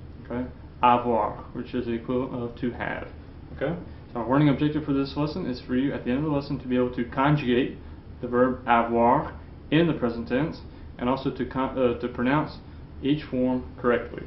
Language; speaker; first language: English; native; English